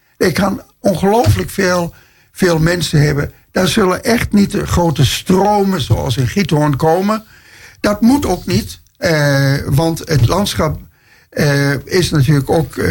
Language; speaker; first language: Dutch; non-native, fluent; Danish